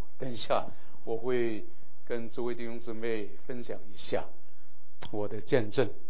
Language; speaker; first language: Chinese; non-native, local second language; Cantonese